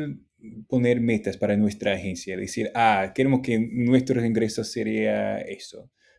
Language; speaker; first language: Spanish; non-native, fluent; English